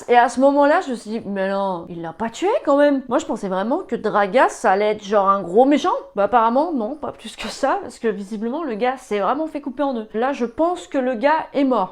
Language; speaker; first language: French; native; French